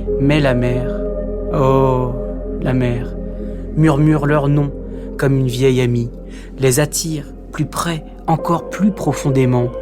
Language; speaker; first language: French; native; French